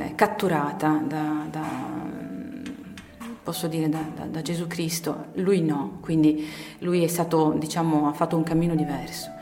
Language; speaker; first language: Italian; native; Italian